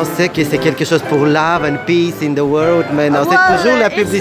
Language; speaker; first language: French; non-native, fluent; Russian